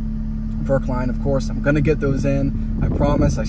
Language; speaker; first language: English; native; English